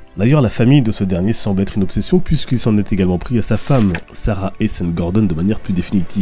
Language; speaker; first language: French; native; French